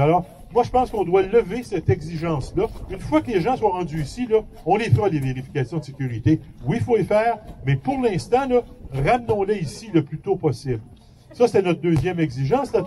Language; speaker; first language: French; native; French